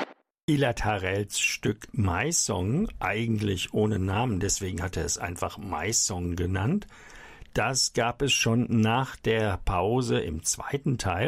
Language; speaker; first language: German; native; German